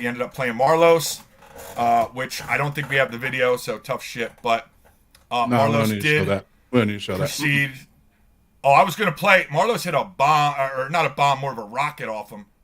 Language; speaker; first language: English; native; English